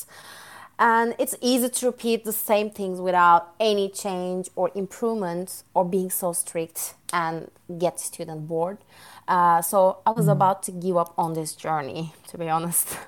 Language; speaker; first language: English; non-native, fluent; Turkish